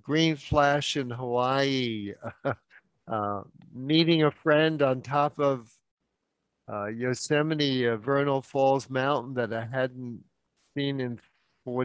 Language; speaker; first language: English; native; English